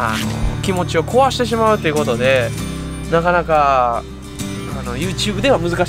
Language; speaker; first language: Japanese; native; Japanese